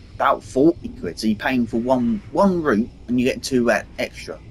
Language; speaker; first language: English; native; English